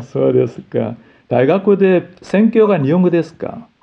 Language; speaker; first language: Japanese; non-native, learner; Korean